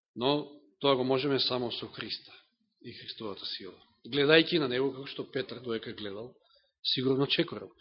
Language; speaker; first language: Macedonian; native; Macedonian